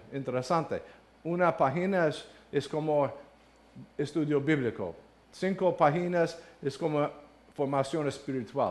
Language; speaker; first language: Spanish; non-native, learner; English